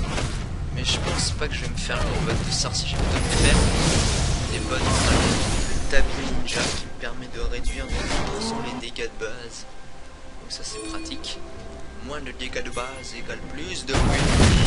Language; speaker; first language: French; native; French